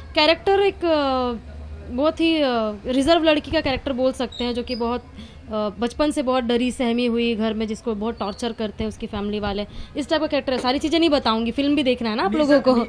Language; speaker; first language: Hindi; native; Hindi